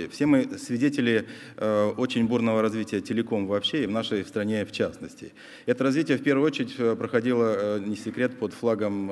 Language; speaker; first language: Russian; native; Russian